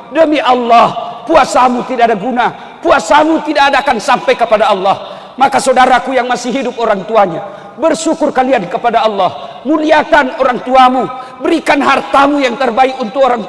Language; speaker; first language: Indonesian; non-native, local second language; Buginese